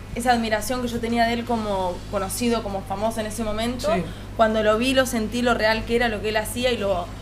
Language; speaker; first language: Spanish; native; Spanish